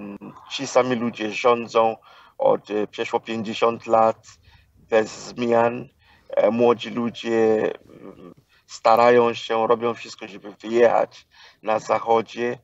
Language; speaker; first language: Polish; non-native, fluent; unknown